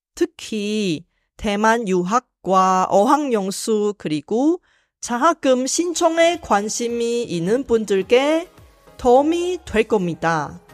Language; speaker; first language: Korean; non-native, fluent; Chinese